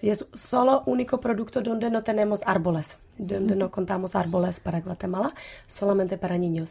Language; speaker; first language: Spanish; non-native, learner; Czech